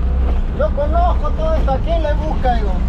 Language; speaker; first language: Spanish; native; Spanish